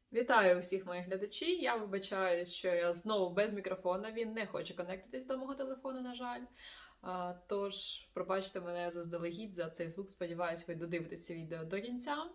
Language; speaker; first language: Ukrainian; non-native, local second language; Russian